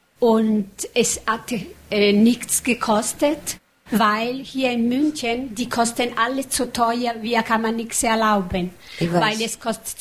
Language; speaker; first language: German; non-native, learner; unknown